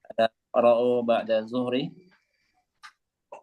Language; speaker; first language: Arabic; non-native, learner; Indonesian